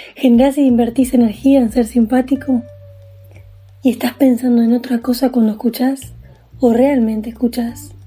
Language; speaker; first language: English; non-native, fluent; Spanish